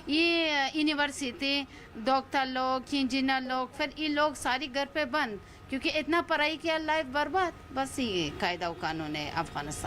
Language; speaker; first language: Hindi; non-native, learner; Persian